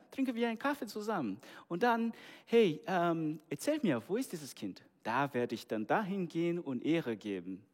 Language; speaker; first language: German; non-native, fluent; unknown